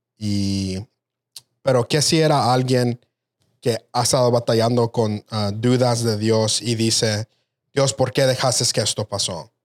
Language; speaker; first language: Spanish; early bilingual, heritage; Spanish